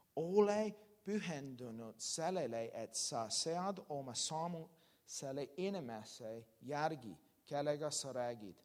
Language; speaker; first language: Estonian; non-native, learner; English